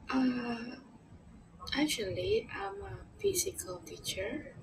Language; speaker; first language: English; non-native, learner; Indonesian